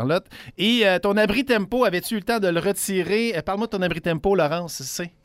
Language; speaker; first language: French; native; French